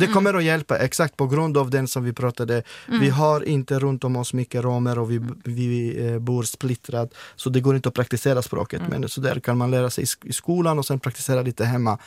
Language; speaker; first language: Swedish; non-native, fluent; Romany